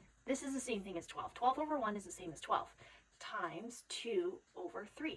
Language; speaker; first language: English; native; English